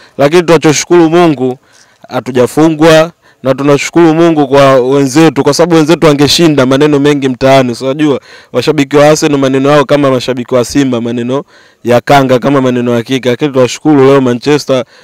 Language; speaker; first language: Swahili; native; Swahili